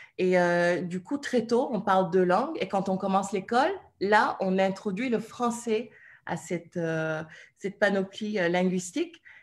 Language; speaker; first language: French; non-native, local second language; Wolof